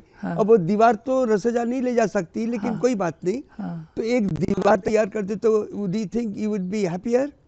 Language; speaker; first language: Hindi; native; Hindi